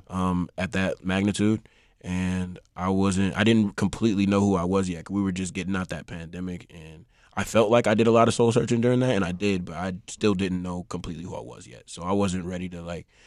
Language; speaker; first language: English; native; English